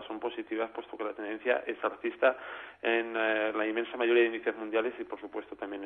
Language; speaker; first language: Spanish; native; Spanish